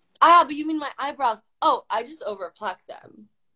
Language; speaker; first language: English; non-native, fluent; Croatian